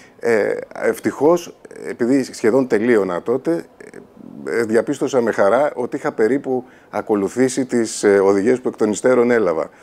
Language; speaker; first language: Greek; native; Greek